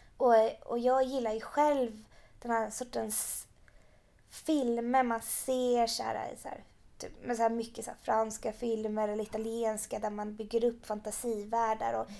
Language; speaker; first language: Swedish; early bilingual, other home language; Persian